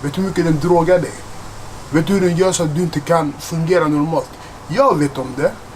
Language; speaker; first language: Swedish; non-native, fluent; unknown